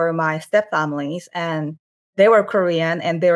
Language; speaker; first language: English; non-native, fluent; Korean